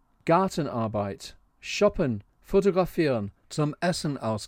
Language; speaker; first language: German; non-native, fluent; English